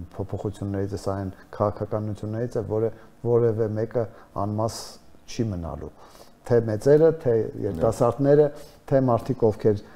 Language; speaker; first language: Armenian; native; Armenian